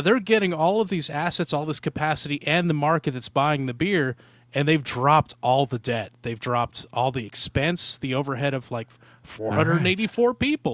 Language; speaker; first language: English; native; English